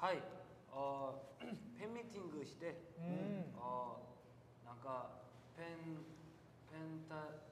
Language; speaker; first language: Japanese; non-native, learner; Korean